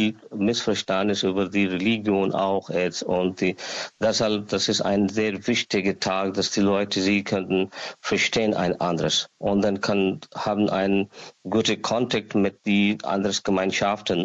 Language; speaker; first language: German; non-native, learner; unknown